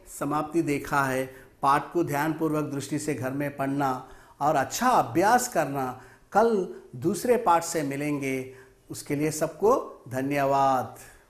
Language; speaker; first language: Hindi; non-native, local second language; Telugu